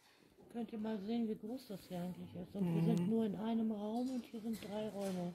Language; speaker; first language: German; non-native, fluent; Russian